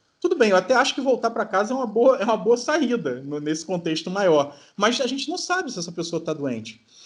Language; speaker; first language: Portuguese; native; Portuguese